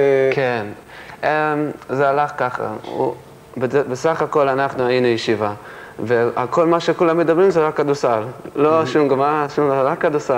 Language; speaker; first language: Hebrew; early bilingual, heritage; English